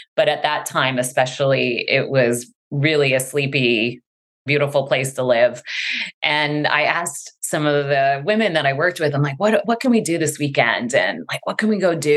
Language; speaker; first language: English; native; English